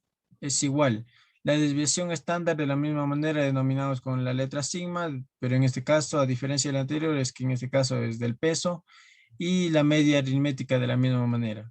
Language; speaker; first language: Spanish; native; Spanish